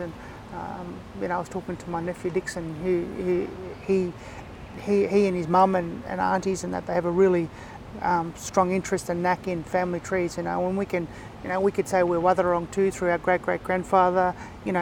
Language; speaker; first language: English; native; English